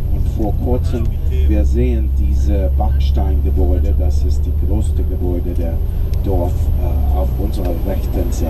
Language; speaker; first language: German; non-native, learner; English